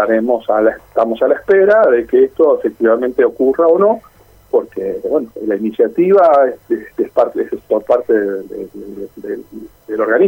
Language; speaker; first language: Spanish; native; Spanish